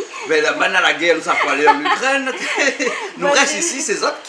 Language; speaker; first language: French; native; French